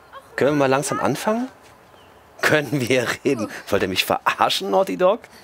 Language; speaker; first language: German; native; German